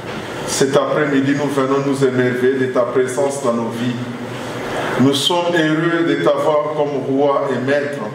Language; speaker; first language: French; non-native, local second language; Lingala